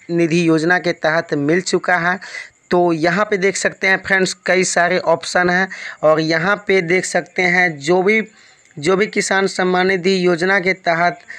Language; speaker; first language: Hindi; native; Hindi